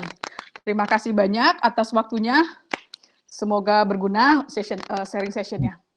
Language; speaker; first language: Indonesian; native; Indonesian